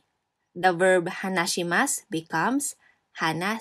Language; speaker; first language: Japanese; non-native, fluent; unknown